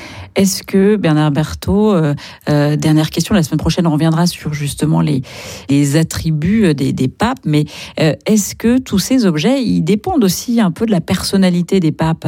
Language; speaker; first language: French; native; French